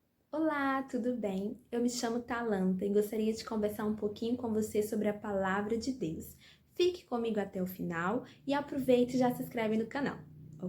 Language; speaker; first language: Portuguese; native; Portuguese